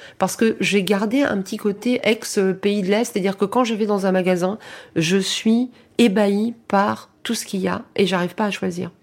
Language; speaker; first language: French; early bilingual, heritage; French